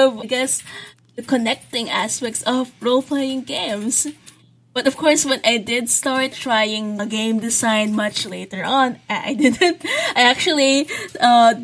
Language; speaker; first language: English; non-native, local second language; Filipino